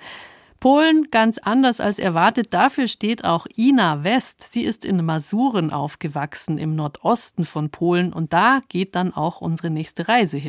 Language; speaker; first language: German; native; German